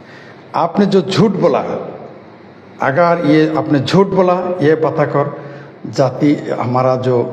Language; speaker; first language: Hindi; non-native, fluent; Bangla